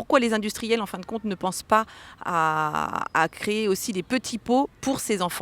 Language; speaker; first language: French; native; French